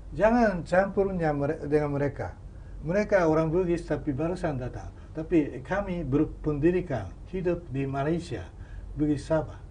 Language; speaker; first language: Indonesian; non-native, fluent; Japanese